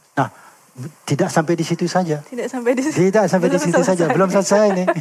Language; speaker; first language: Indonesian; native; Indonesian